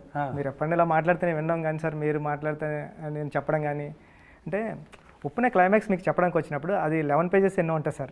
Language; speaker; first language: Telugu; native; Telugu